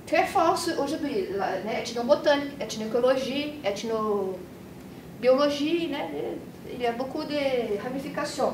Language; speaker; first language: French; non-native, learner; Portuguese